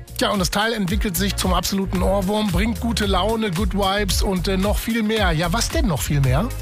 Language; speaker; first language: German; native; German